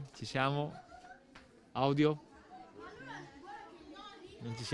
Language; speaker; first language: Italian; native; Italian